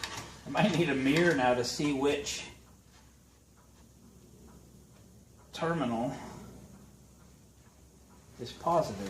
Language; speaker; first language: English; native; English